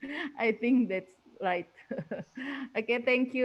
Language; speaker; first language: English; non-native, learner; Indonesian